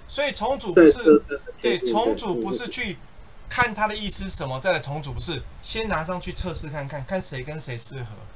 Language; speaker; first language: Chinese; native; Chinese